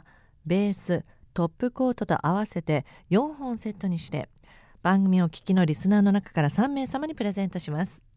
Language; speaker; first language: Japanese; native; Japanese